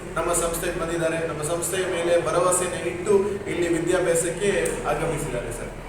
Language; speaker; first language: Kannada; native; Kannada